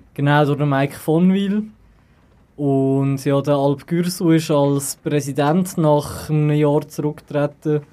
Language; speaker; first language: German; native; German